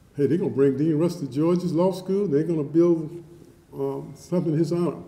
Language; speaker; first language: English; native; English